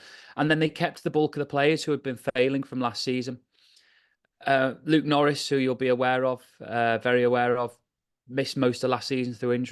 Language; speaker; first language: English; native; English